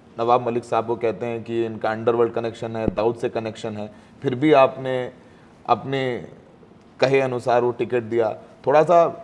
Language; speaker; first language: Hindi; native; Hindi